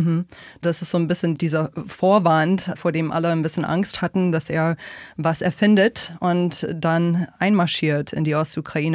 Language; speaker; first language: German; native; German